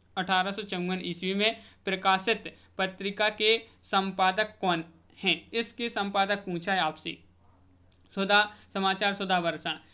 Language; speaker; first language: Hindi; native; Hindi